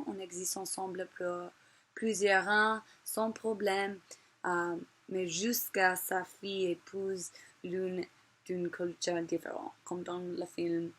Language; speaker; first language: French; non-native, learner; English